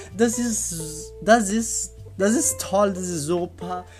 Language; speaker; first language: German; non-native, learner; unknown